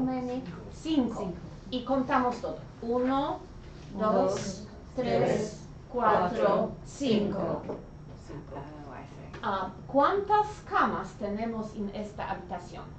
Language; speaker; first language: Spanish; non-native, learner; English